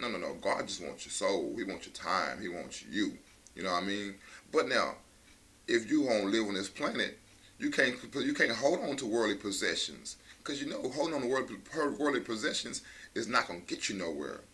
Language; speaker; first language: English; native; English